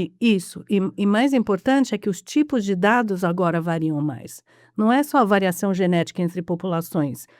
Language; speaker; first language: Portuguese; early bilingual, other home language; English